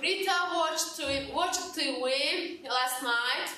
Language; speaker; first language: English; non-native, learner; Turkish